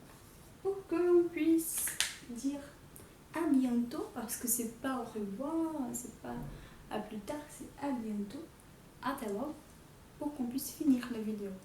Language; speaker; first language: French; non-native, fluent; Portuguese